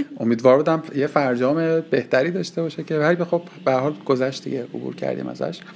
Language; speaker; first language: Persian; native; Persian